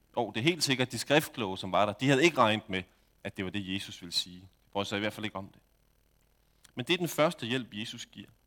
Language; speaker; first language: Danish; native; Danish